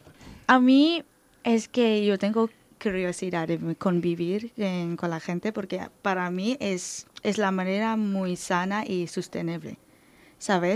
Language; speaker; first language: Spanish; non-native, learner; Thai